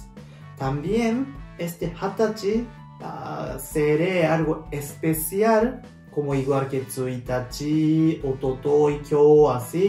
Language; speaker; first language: Spanish; non-native, learner; Japanese